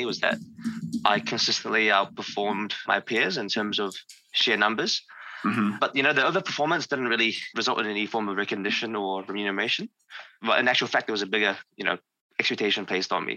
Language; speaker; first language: English; native; English